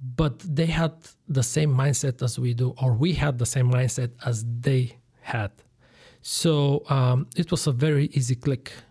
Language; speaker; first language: English; non-native, fluent; Bulgarian